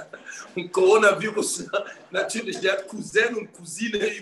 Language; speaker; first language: German; non-native, fluent; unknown